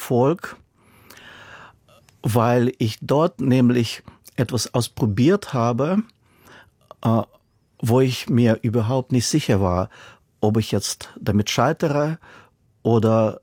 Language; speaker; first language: German; non-native, fluent; Russian